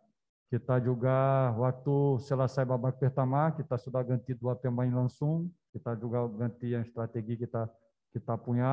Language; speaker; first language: Indonesian; non-native, learner; Portuguese